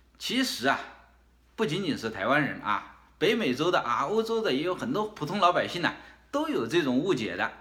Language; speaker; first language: Chinese; native; Chinese